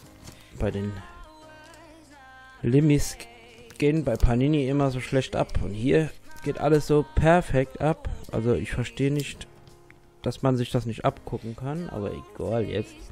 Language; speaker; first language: German; native; German